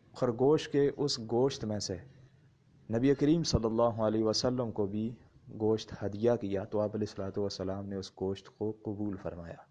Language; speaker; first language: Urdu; non-native, local second language; Punjabi